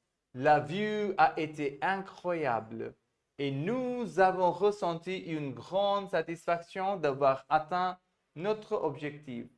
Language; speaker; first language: French; non-native, fluent; Hindi